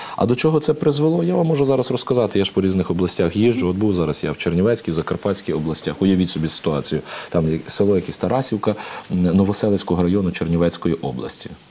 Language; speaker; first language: Ukrainian; native; Ukrainian